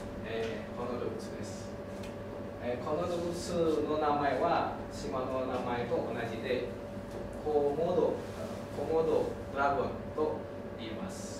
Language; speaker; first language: Japanese; non-native, learner; Indonesian